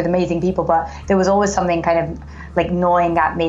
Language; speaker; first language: English; native; English